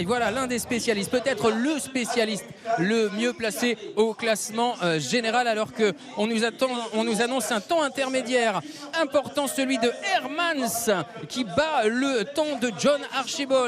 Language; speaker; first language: French; native; French